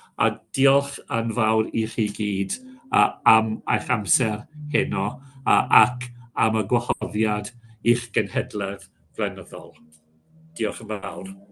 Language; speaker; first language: Welsh; non-native, local second language; English